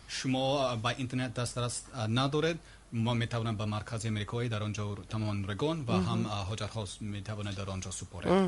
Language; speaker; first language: Persian; non-native, learner; English